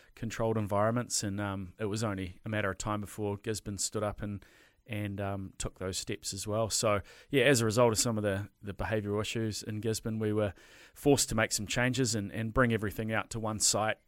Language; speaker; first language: English; native; English